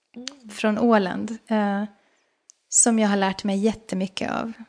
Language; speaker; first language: Swedish; native; Swedish